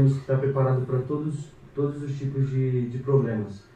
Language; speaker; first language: Portuguese; native; Portuguese